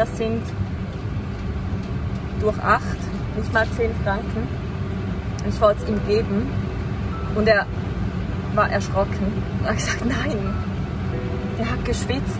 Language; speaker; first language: German; native; German